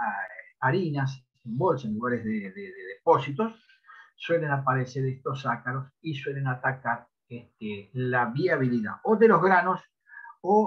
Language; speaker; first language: Spanish; native; Spanish